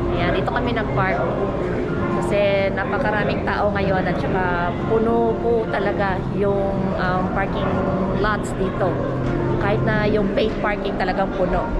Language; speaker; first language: Filipino; non-native, local second language; Iloko